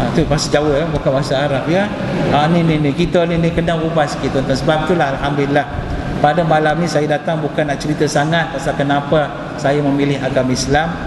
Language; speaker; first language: Malay; non-native, local second language; Tamil